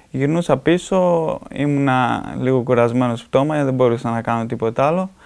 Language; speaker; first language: Greek; native; Greek